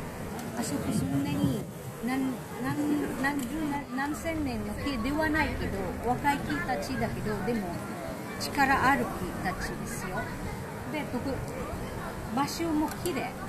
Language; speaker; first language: Japanese; non-native, fluent; Filipino